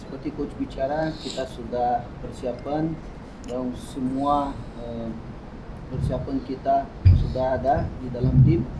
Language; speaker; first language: Indonesian; non-native, fluent; Portuguese